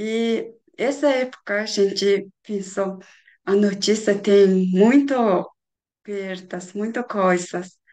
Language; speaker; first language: Portuguese; non-native, learner; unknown